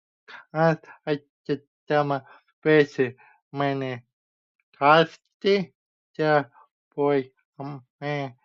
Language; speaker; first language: Finnish; non-native, learner; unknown